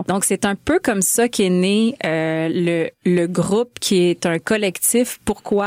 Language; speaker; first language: French; native; French